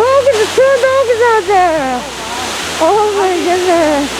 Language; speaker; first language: English; non-native, fluent; Japanese